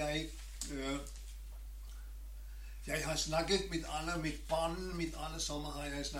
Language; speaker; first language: Danish; non-native, learner; German